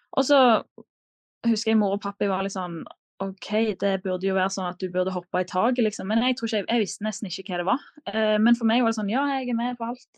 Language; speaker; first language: Norwegian; native; Norwegian